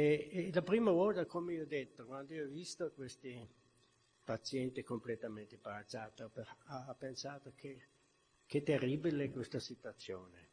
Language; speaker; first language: Italian; non-native, fluent; German